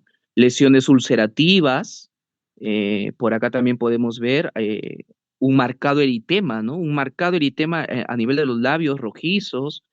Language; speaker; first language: Spanish; native; Spanish